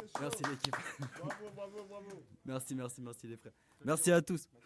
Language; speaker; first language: French; native; French